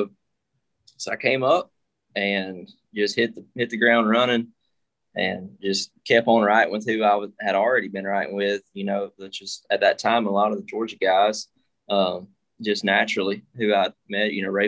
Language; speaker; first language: English; native; English